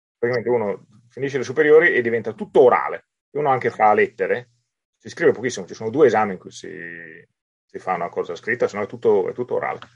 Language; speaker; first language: Italian; native; Italian